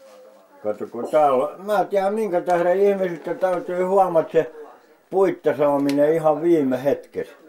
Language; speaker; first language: Finnish; native; Finnish